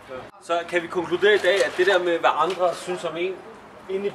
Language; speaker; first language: Danish; native; Danish